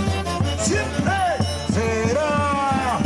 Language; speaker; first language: Spanish; native; Spanish